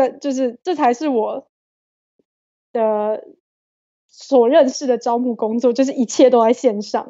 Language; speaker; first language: Chinese; native; Chinese